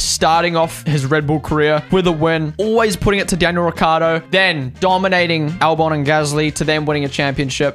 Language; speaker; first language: English; native; English